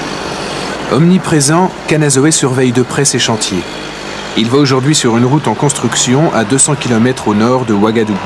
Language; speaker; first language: French; native; French